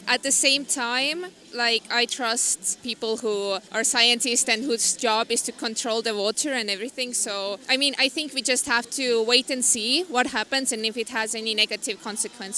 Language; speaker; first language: English; non-native, fluent; Estonian